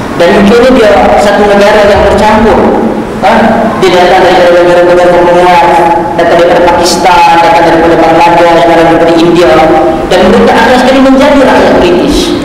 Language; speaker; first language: Malay; native; Malay